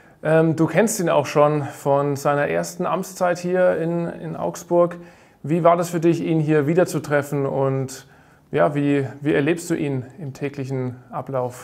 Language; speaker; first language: German; native; German